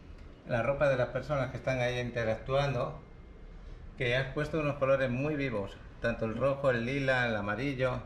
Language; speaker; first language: Spanish; native; Spanish